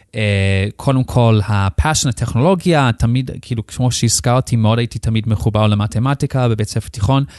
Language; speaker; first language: Hebrew; non-native, fluent; English